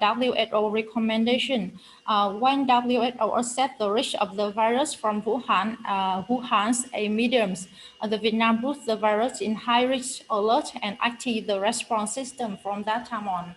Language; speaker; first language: English; non-native, fluent; Vietnamese